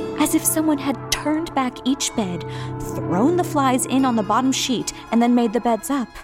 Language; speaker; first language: English; native; English